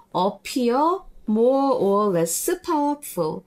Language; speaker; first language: English; non-native, fluent; Korean